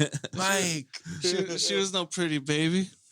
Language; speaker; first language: English; native; English